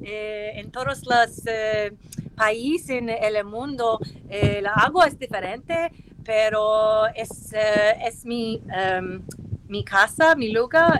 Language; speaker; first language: Spanish; non-native, learner; English